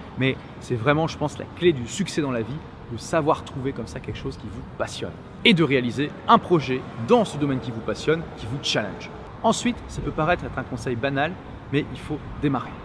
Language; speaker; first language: French; native; French